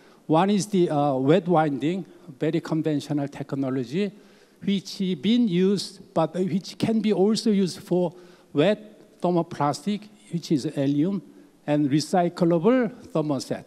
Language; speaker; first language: English; non-native, fluent; Korean